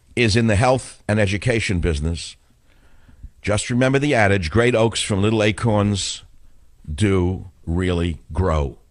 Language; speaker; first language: English; native; English